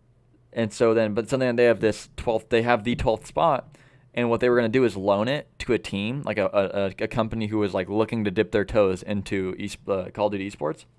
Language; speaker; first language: English; native; English